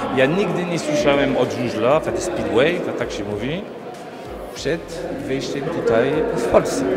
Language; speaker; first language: Polish; non-native, fluent; French